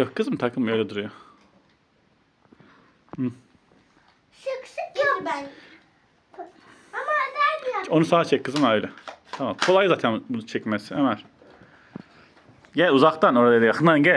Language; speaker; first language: Turkish; native; Turkish